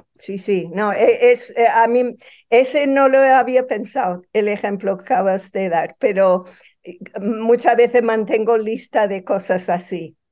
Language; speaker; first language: Spanish; non-native, fluent; English